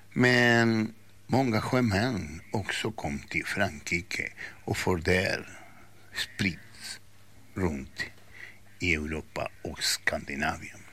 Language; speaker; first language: Swedish; non-native, fluent; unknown